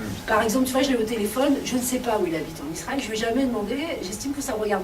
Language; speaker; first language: French; native; French